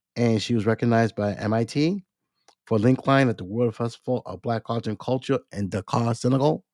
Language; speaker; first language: English; native; English